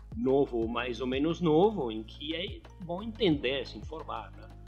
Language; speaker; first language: Portuguese; non-native, fluent; Spanish